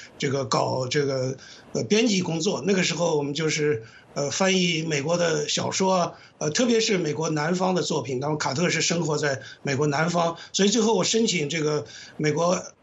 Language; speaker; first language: Chinese; native; Chinese